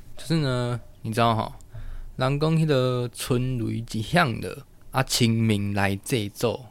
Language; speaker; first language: Chinese; non-native, local second language; Min Nan Chinese